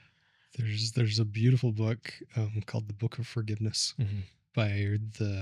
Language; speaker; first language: English; native; English